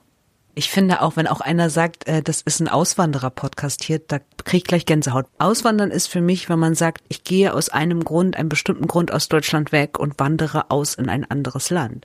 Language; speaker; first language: German; native; German